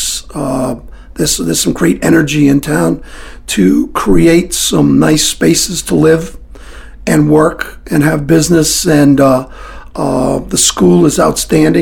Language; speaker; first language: English; early bilingual, other home language; French